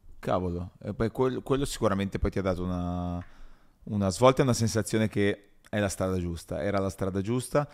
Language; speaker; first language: Italian; native; Italian